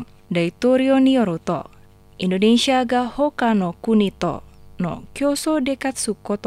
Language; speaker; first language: Japanese; non-native, fluent; Indonesian